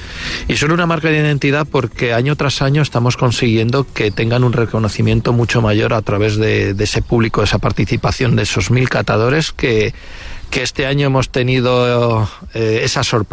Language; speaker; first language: Spanish; native; Spanish